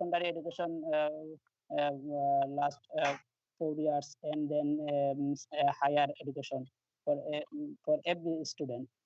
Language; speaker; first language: English; non-native, learner; Bangla